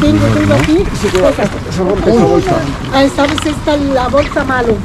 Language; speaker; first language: Spanish; non-native, learner; Filipino